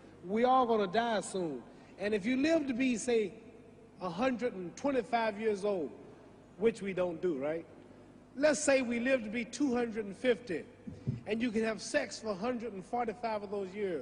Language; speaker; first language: English; native; English